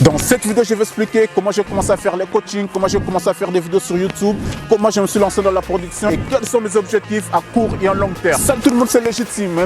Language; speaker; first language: French; non-native, fluent; Portuguese